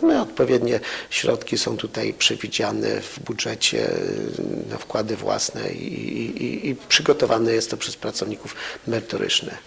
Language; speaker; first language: Polish; native; Polish